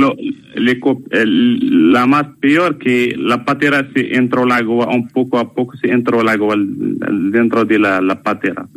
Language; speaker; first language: Spanish; non-native, learner; Arabic